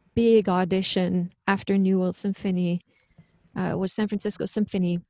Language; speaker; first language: English; non-native, fluent; French